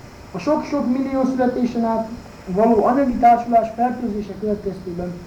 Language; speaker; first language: Hungarian; native; Hungarian